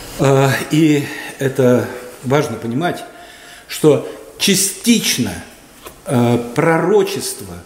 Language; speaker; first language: Russian; native; Russian